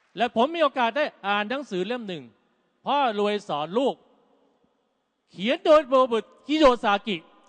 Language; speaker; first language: Thai; native; Thai